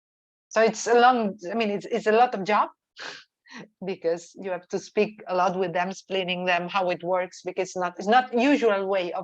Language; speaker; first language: English; non-native, fluent; Spanish